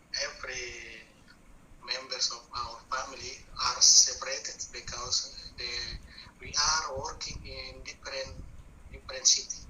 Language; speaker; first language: English; non-native, learner; Indonesian